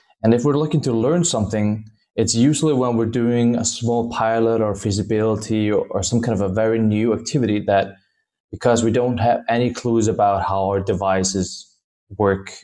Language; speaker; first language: English; non-native, fluent; Danish